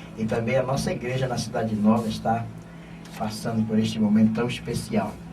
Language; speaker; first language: Portuguese; native; Portuguese